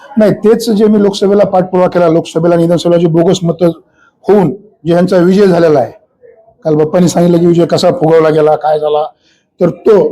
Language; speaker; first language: Marathi; native; Marathi